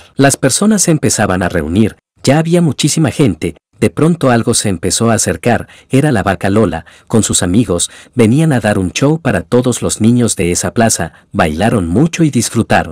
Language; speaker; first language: Spanish; native; Spanish